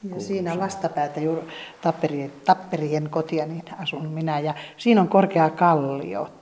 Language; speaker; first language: Finnish; native; Finnish